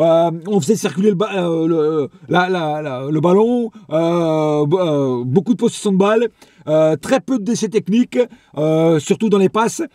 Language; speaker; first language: French; native; French